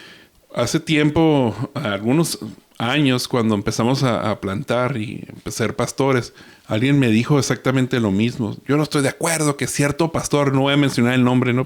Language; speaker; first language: Spanish; native; Spanish